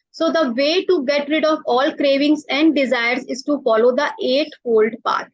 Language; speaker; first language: English; non-native, local second language; Hindi